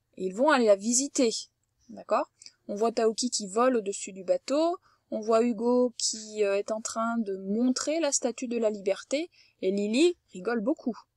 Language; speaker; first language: French; native; French